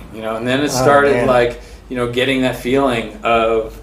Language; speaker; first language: English; native; English